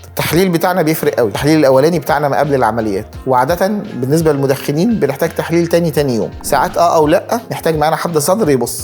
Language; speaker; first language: Arabic; native; Arabic